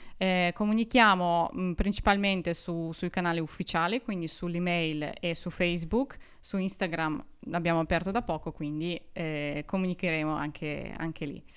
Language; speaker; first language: Italian; non-native, fluent; Russian